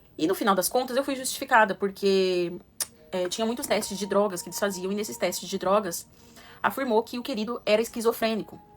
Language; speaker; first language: Portuguese; native; Portuguese